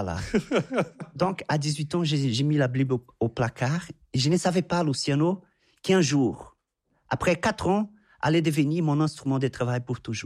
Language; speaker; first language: French; non-native, fluent; Portuguese